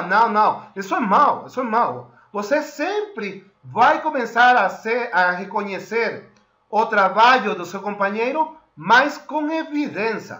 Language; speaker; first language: Portuguese; non-native, fluent; Spanish